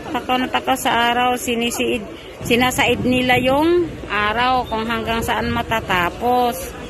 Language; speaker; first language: Filipino; non-native, local second language; Cebuano